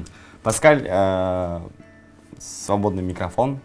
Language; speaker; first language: Russian; non-native, local second language; Kyrgyz